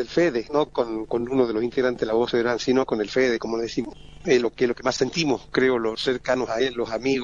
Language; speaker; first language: Spanish; native; Spanish